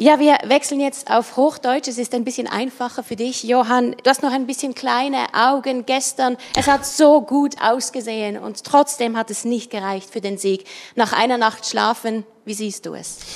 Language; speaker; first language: German; native; German